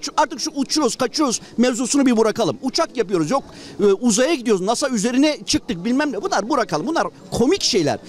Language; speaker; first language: Turkish; native; Turkish